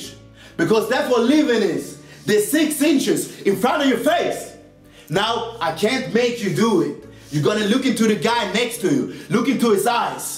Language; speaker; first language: English; non-native, fluent; Swedish